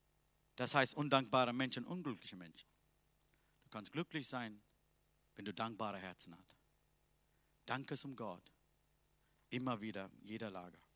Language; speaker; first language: German; non-native, learner; Tamil